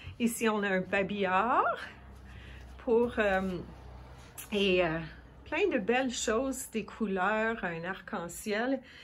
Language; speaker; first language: French; native; French